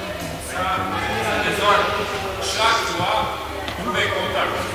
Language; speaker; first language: French; non-native, learner; Serbian